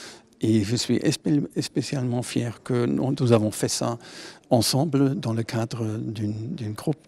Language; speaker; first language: French; non-native, fluent; German